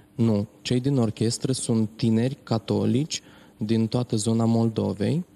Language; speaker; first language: Romanian; native; Romanian